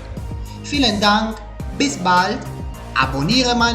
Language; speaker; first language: German; non-native, fluent; Spanish